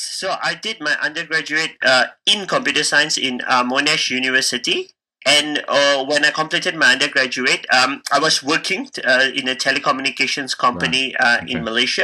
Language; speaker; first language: English; non-native, local second language; Tamil